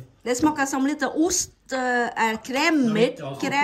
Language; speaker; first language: Swedish; non-native, learner; Vietnamese